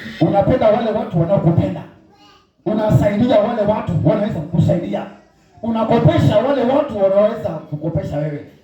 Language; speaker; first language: Swahili; non-native, local second language; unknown